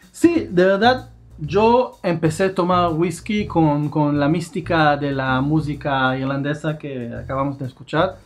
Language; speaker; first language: Spanish; non-native, fluent; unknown